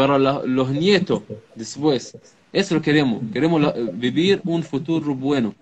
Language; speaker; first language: Spanish; non-native, learner; Arabic